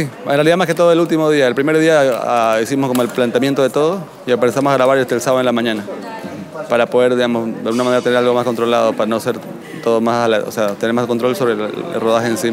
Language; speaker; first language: Spanish; native; Spanish